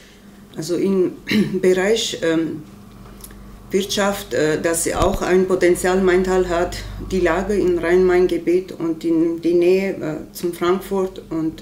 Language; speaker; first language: German; non-native, learner; Armenian